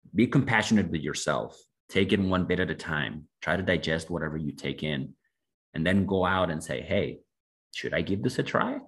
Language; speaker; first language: English; non-native, fluent; Spanish